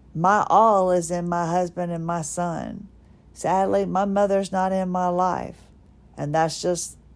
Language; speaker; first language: English; early bilingual, other home language; Swedish